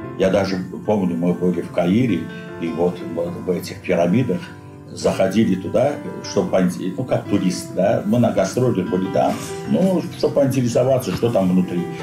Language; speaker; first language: Russian; non-native, local second language; Azerbaijani